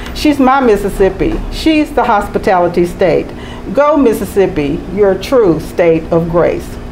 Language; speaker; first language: English; native; English